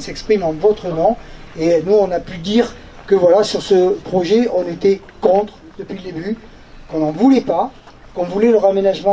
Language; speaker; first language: French; native; French